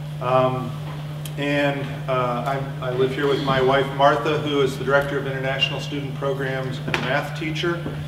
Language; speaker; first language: English; native; English